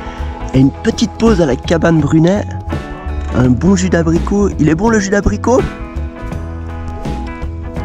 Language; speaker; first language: French; native; French